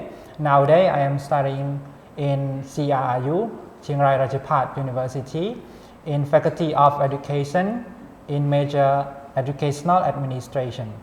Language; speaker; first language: English; non-native, fluent; Khmer